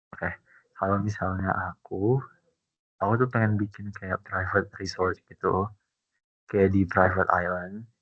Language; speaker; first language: Indonesian; native; Indonesian